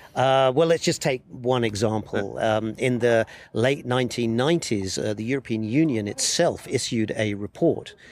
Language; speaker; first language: English; native; English